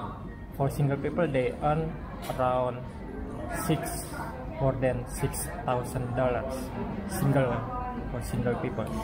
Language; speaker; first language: English; non-native, learner; Indonesian